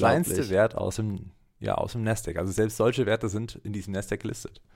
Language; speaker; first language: German; native; German